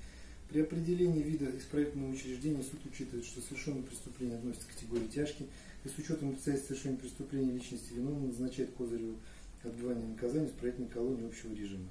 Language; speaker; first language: Russian; native; Russian